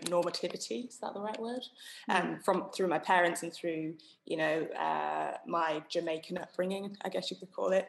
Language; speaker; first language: English; native; English